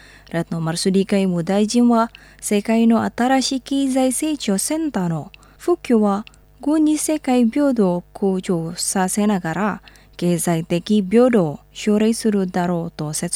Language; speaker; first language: Japanese; non-native, fluent; Indonesian